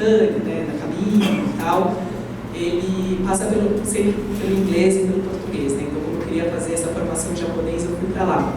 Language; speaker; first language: Portuguese; native; Portuguese